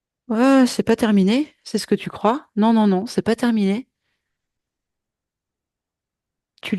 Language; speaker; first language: French; native; French